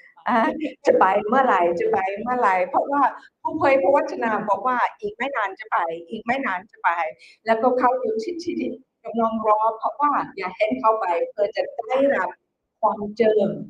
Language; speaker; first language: Thai; non-native, fluent; English